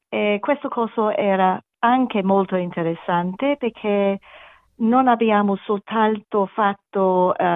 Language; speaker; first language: Italian; non-native, learner; English